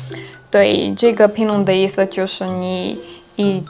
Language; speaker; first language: Chinese; non-native, fluent; Slovak